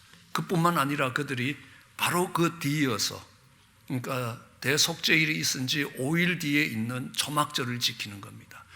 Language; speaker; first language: Korean; native; Korean